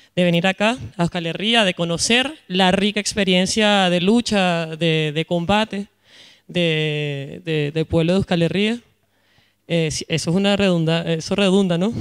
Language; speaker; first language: Spanish; native; Spanish